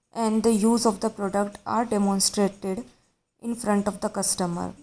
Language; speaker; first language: English; non-native, local second language; Hindi